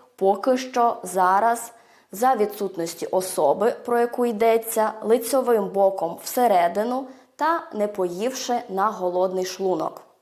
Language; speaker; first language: Ukrainian; early bilingual, heritage; Ukrainian